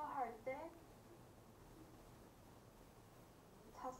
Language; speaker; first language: Korean; non-native, learner; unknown